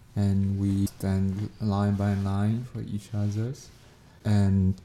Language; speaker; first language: English; non-native, learner; Chinese